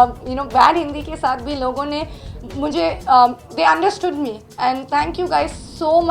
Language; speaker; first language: Hindi; non-native, local second language; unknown